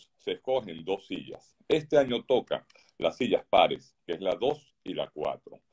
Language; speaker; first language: Spanish; native; Spanish